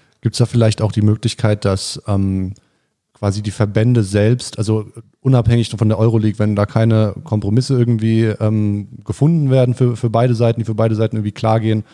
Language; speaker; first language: German; native; German